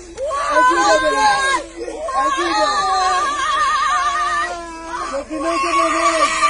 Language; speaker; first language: Portuguese; non-native, learner; Haitian Creole